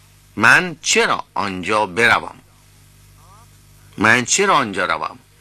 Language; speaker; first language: Persian; non-native, fluent; Urdu